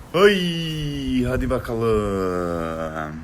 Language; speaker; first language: Turkish; non-native, learner; Portuguese